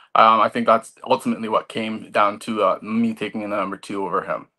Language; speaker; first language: English; native; English